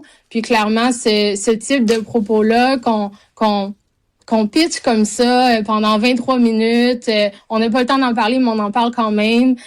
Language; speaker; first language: French; native; French